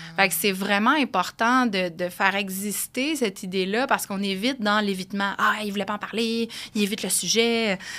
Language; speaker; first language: French; native; French